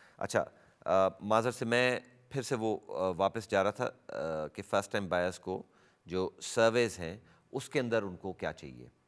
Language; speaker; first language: Urdu; early bilingual, heritage; Urdu